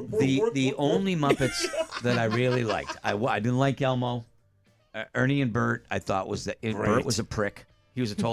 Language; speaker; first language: English; native; English